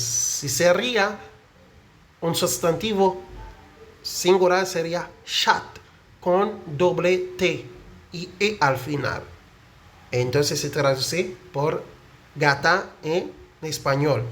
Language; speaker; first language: Spanish; non-native, fluent; Haitian Creole